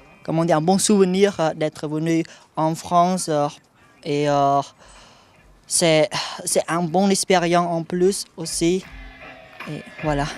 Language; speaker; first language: French; non-native, fluent; Khmer